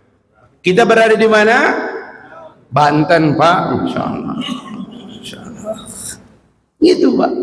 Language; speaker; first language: Indonesian; native; Indonesian